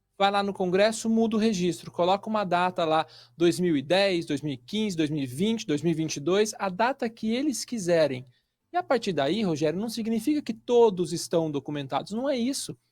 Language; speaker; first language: Portuguese; native; Portuguese